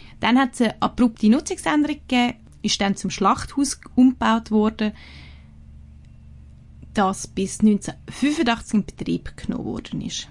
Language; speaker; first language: German; native; German